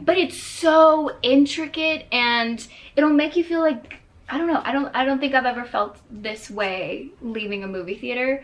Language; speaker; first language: English; native; English